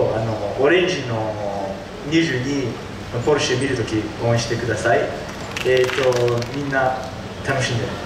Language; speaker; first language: Japanese; early bilingual, heritage; Japanese